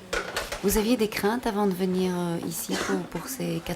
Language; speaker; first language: French; native; French